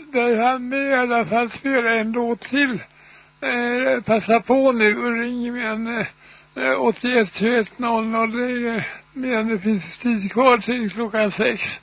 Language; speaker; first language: Swedish; native; Swedish